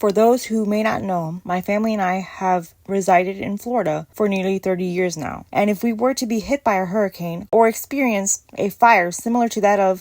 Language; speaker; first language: English; native; English